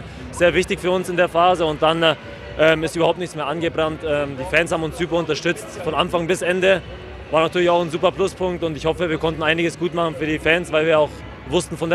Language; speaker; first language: German; native; German